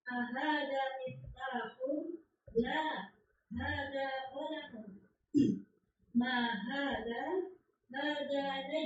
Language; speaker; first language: Arabic; non-native, learner; Indonesian